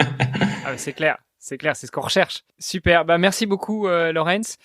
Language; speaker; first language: French; native; French